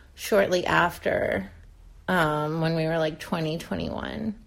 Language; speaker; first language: English; native; English